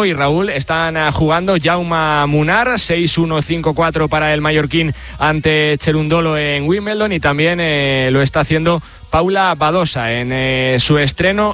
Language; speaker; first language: Spanish; native; Spanish